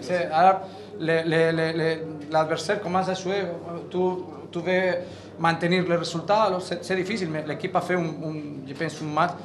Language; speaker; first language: French; non-native, learner; Catalan